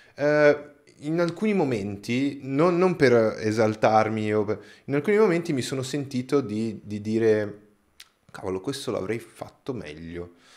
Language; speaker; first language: Italian; non-native, fluent; Portuguese